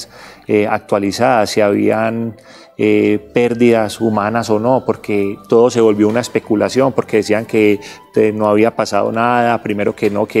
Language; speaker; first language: Spanish; native; Spanish